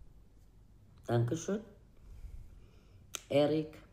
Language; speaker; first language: German; non-native, learner; Spanish